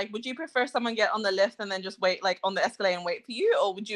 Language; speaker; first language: English; non-native, local second language; Tongan